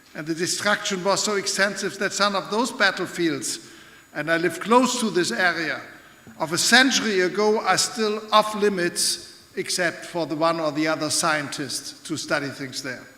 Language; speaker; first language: English; non-native, fluent; German